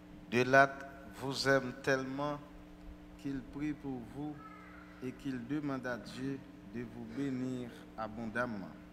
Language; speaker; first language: French; native; French